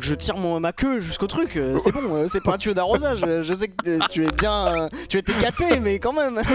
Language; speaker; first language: French; native; French